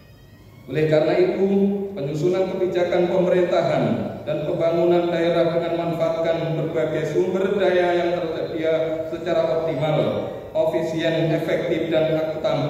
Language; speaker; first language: Indonesian; native; Indonesian